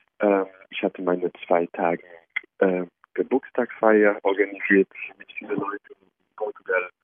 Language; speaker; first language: German; non-native, fluent; French